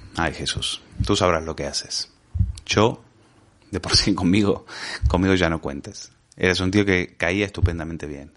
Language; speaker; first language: Spanish; native; Spanish